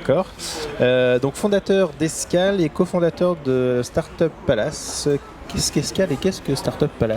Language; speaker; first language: French; native; French